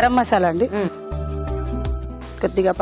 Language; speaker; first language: Telugu; native; Telugu